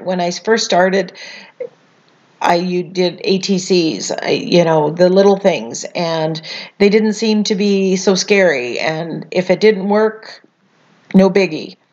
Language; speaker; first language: English; native; English